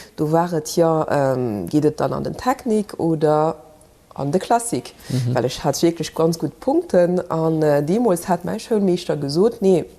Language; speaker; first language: Luxembourgish; early bilingual, other home language; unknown